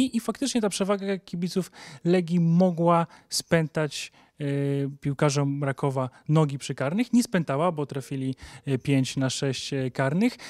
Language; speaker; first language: Polish; native; Polish